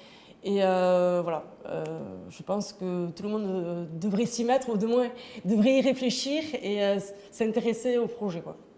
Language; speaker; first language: French; native; French